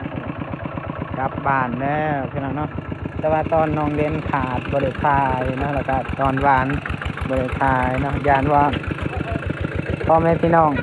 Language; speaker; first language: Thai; non-native, local second language; Northeastern Thai